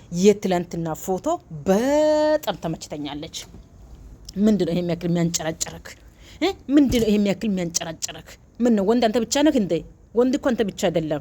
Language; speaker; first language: Amharic; non-native, local second language; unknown